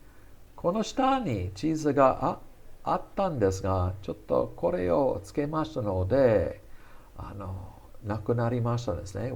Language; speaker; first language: Japanese; non-native, fluent; English